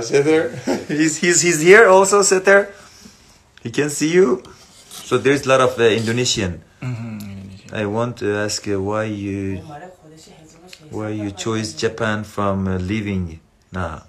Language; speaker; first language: English; non-native, learner; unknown